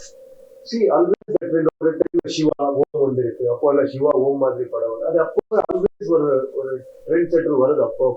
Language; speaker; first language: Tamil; non-native, learner; Kannada